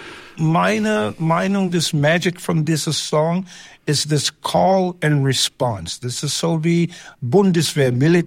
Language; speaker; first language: German; non-native, fluent; English